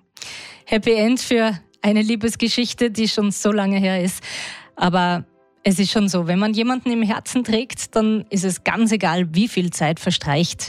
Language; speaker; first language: German; native; German